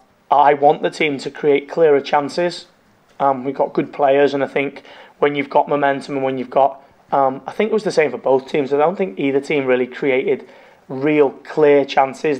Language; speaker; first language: English; native; English